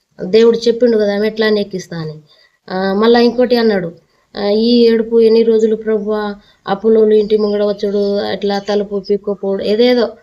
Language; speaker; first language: Telugu; non-native, local second language; Lambadi